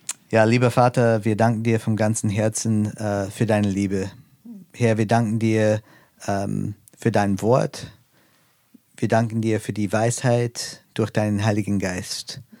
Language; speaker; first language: German; early bilingual, other home language; English